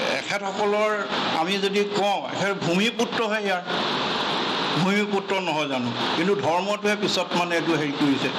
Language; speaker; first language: Assamese; native; Assamese